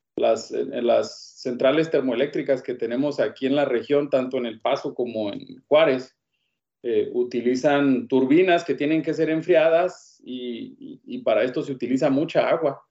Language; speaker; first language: Spanish; native; Spanish